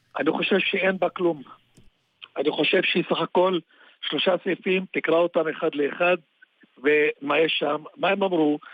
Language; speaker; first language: Hebrew; non-native, local second language; Arabic